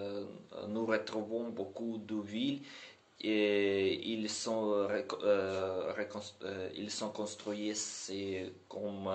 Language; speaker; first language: French; non-native, learner; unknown